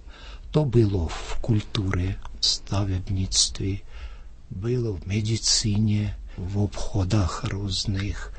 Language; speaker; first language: Czech; early bilingual, heritage; Czech